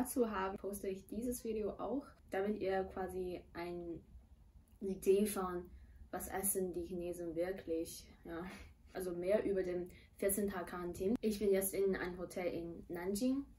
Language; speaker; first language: German; non-native, fluent; Chinese